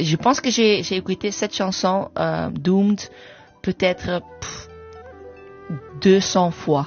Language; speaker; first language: French; non-native, learner; English